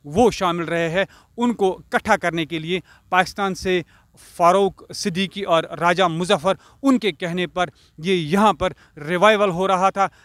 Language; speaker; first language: Hindi; non-native, local second language; Kashmiri